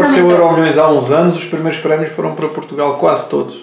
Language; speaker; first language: Portuguese; native; Portuguese